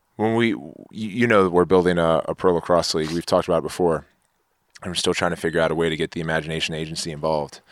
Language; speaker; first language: English; native; English